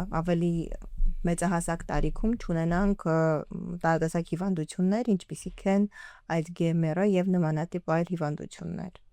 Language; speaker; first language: Armenian; early bilingual, heritage; Armenian